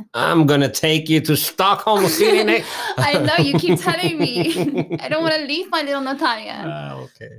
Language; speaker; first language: English; native; English